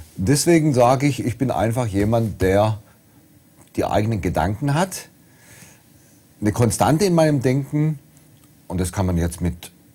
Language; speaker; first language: German; native; German